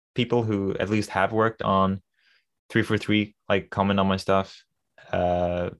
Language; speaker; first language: English; non-native, fluent; Swedish